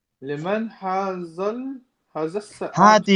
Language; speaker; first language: Arabic; non-native, learner; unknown